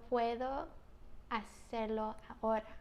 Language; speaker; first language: Spanish; non-native, learner; English